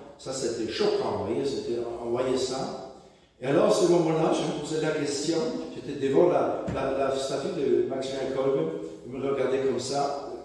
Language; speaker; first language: French; non-native, fluent; German